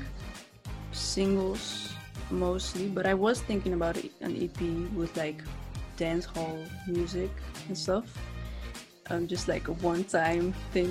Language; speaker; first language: English; non-native, fluent; Dutch